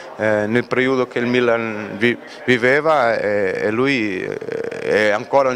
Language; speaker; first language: Italian; non-native, fluent; Portuguese